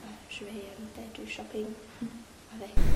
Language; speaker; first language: French; non-native, learner; English